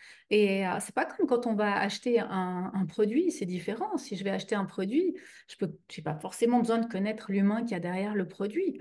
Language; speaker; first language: French; native; French